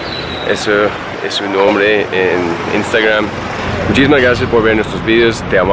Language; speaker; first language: Spanish; non-native, fluent; English